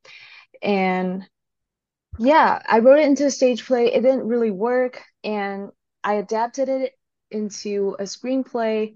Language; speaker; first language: English; non-native, local second language; Cantonese